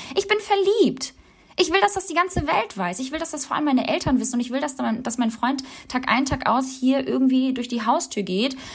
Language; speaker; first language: German; early bilingual, other home language; Albanian